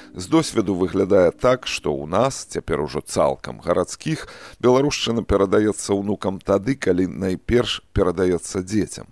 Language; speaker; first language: Belarusian; native; Belarusian